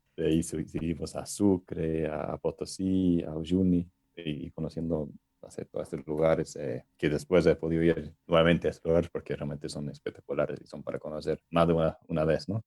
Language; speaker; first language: Spanish; non-native, fluent; English